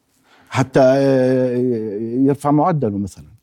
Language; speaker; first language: Arabic; native; Arabic